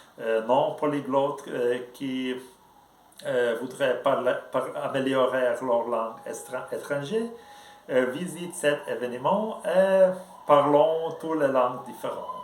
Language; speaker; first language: French; non-native, learner; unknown